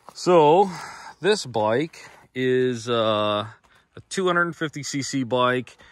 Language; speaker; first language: English; native; English